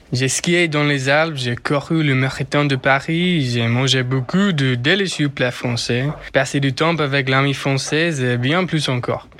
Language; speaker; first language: French; non-native, learner; English